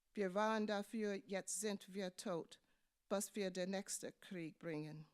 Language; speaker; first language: German; non-native, learner; English